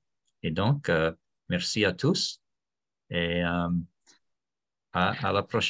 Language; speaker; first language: French; non-native, fluent; English